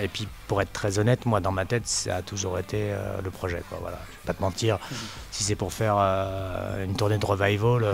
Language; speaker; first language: French; native; French